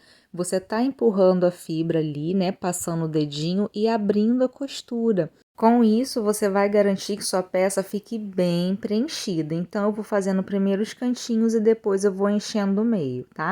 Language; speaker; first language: Portuguese; native; Portuguese